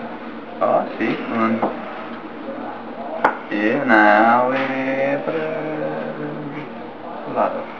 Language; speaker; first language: Spanish; non-native, learner; English